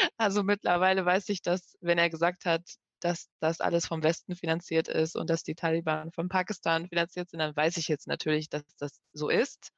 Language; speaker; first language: German; early bilingual, other home language; Persian